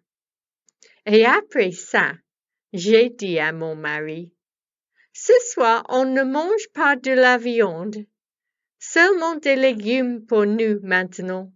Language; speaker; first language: French; non-native, learner; English